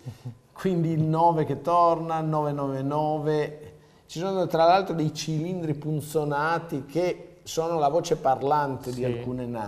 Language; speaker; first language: Italian; native; Italian